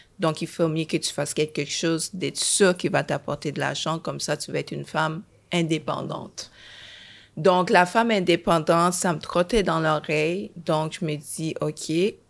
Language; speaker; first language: French; early bilingual, other home language; Haitian Creole